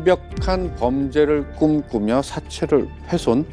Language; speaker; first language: Korean; native; Korean